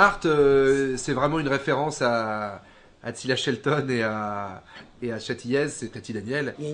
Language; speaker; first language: French; native; French